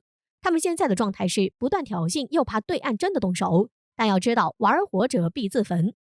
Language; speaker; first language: Chinese; native; Chinese